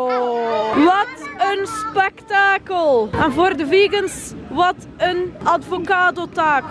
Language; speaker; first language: Dutch; native; Dutch